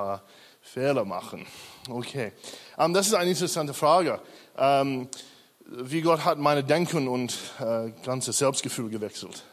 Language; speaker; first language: German; non-native, learner; English